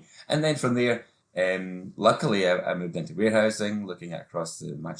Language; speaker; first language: English; native; English